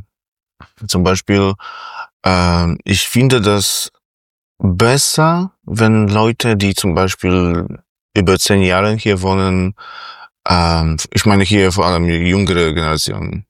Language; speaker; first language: German; non-native, fluent; Polish